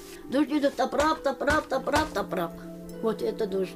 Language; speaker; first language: Russian; non-native, local second language; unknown